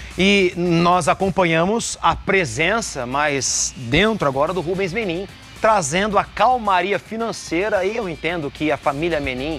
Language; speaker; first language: Portuguese; native; Portuguese